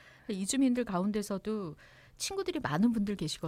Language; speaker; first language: Korean; native; Korean